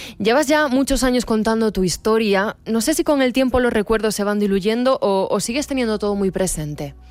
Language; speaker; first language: Spanish; native; Spanish